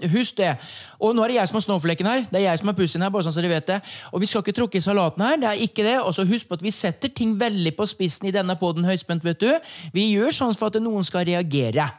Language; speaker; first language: Norwegian; native; Norwegian